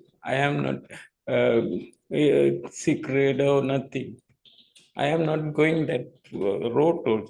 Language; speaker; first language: English; non-native, local second language; Tamil